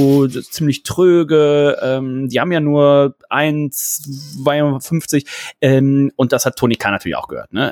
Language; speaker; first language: German; native; German